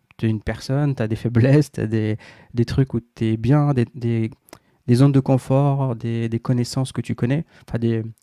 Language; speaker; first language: French; non-native, local second language; Arabic